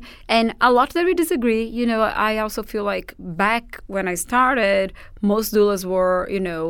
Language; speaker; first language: English; non-native, fluent; Portuguese